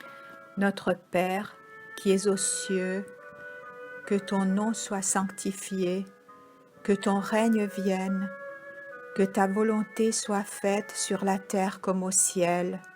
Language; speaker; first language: French; native; French